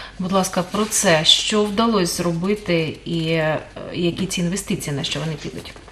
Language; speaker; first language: Ukrainian; native; Ukrainian